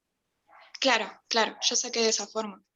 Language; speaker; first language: Spanish; native; Spanish